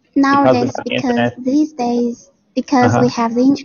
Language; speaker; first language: English; non-native, learner; Chinese